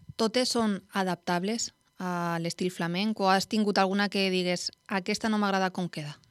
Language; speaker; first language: Catalan; native; Catalan